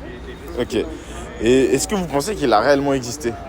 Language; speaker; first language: French; native; French